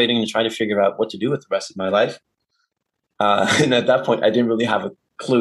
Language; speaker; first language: English; non-native, fluent; Dutch